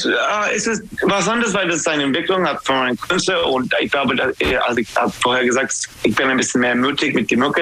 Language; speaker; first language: German; non-native, fluent; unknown